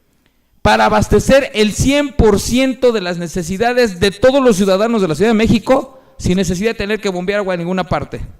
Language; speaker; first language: Spanish; native; Spanish